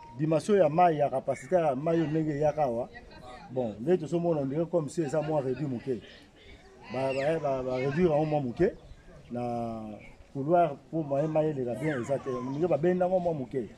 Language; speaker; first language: Lingala; native; Lingala